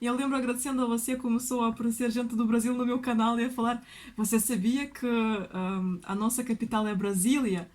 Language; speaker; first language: Portuguese; non-native, fluent; Russian